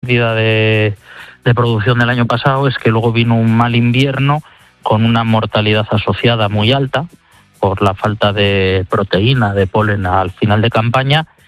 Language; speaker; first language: Spanish; native; Spanish